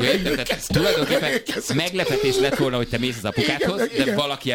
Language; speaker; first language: Hungarian; native; Hungarian